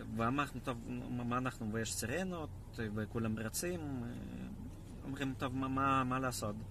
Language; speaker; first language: Hebrew; non-native, fluent; Russian